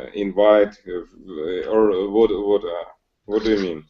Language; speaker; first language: English; non-native, learner; Russian